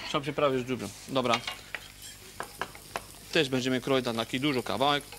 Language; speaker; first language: Polish; non-native, fluent; French